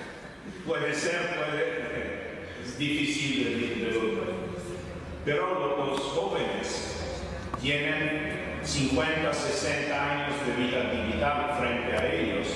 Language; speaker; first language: Spanish; non-native, fluent; Italian